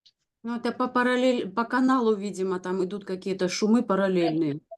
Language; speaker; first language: Russian; native; Russian